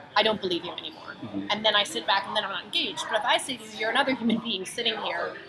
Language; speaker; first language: English; native; English